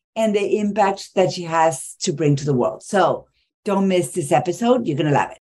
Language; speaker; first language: English; non-native, fluent; Spanish